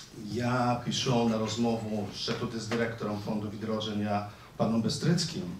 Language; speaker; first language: Ukrainian; native; Ukrainian